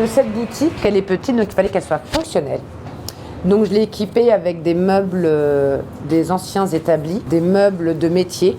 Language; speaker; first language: French; native; French